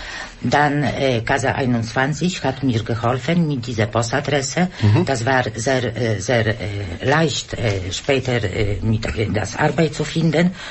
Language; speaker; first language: German; non-native, learner; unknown